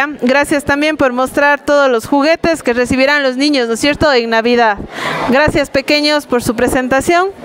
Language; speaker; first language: Spanish; native; Spanish